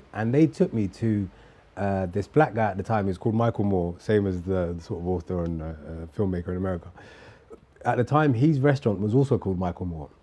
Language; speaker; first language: English; native; English